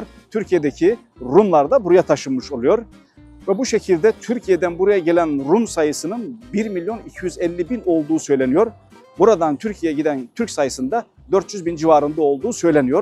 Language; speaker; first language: Turkish; native; Turkish